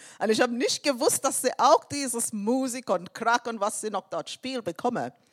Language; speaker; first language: German; non-native, fluent; English